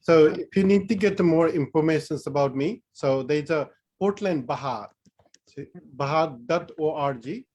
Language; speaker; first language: English; non-native, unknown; Newari